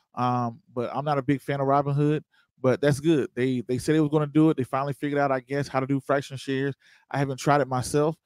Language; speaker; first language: English; native; English